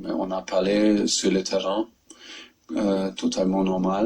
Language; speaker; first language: French; non-native, learner; German